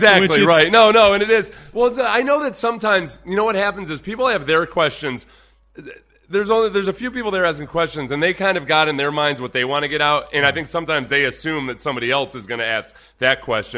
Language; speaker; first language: English; native; English